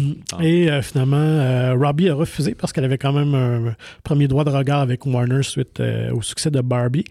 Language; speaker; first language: French; native; French